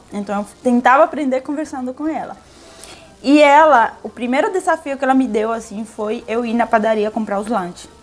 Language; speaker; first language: Portuguese; non-native, fluent; Spanish